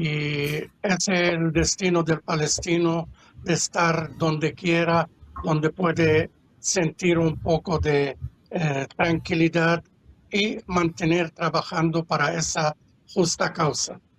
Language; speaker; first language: Spanish; non-native, fluent; Arabic